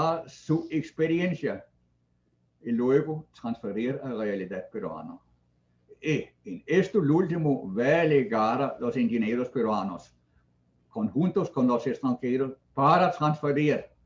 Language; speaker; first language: Spanish; non-native, fluent; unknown